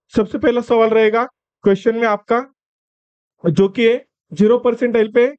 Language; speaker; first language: Hindi; non-native, local second language; Marathi